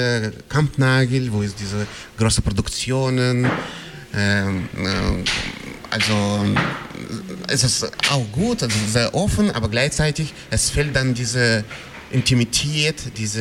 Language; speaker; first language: German; non-native, fluent; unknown